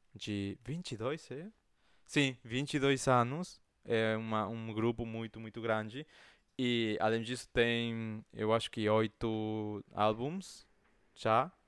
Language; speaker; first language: Portuguese; non-native, fluent; Spanish